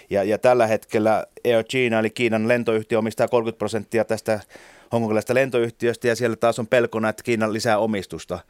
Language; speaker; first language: Finnish; native; Finnish